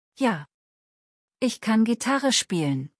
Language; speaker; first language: German; non-native, fluent; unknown